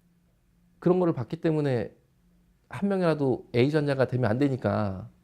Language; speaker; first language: Korean; native; Korean